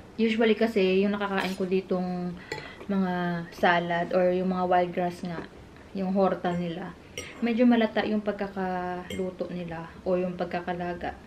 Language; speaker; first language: Filipino; non-native, local second language; Hiligaynon